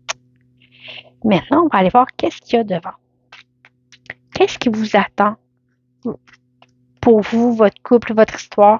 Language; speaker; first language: French; native; French